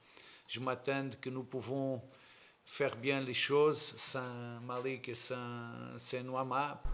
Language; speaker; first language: French; non-native, learner; Portuguese